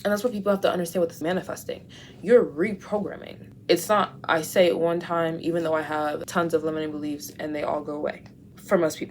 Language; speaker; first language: English; native; English